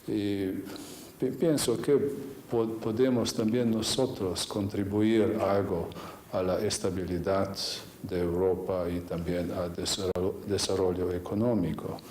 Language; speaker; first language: Spanish; non-native, fluent; Slovenian